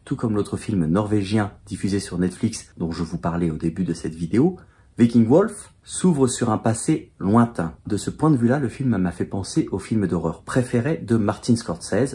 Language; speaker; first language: French; native; French